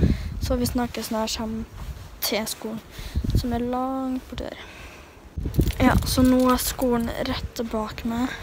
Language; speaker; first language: Norwegian; native; Norwegian